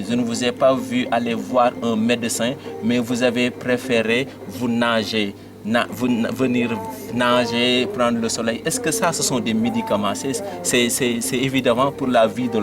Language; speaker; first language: French; non-native, local second language; Wolof